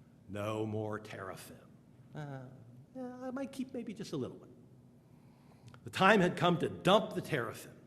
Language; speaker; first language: English; native; English